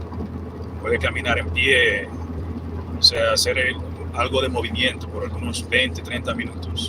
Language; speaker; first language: Spanish; early bilingual, heritage; Spanish